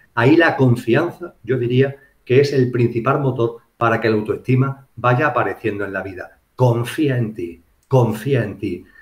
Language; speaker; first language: Spanish; native; Spanish